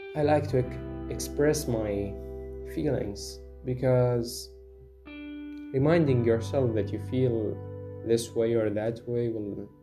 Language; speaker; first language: English; non-native, fluent; Arabic